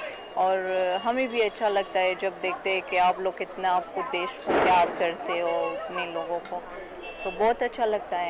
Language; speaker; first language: Hindi; non-native, learner; Persian